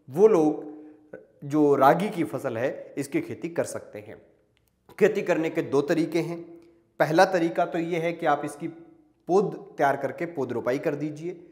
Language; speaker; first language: Hindi; native; Hindi